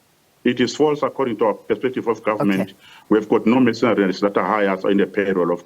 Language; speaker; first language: English; non-native, local second language; Swati